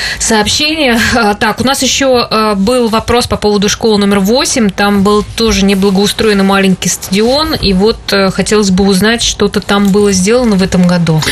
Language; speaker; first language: Russian; native; Russian